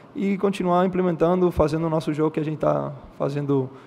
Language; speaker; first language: Portuguese; non-native, fluent; Spanish